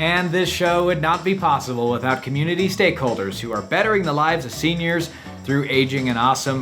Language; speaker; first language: English; native; English